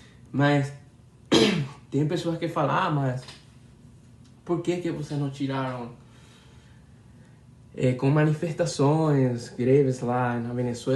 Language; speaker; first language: Portuguese; non-native, learner; Spanish